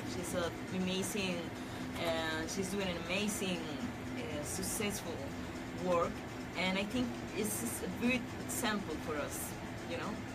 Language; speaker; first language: English; non-native, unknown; Spanish